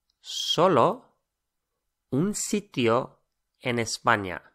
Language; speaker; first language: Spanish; non-native, fluent; English